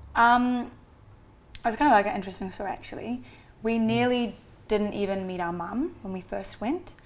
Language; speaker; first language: English; native; English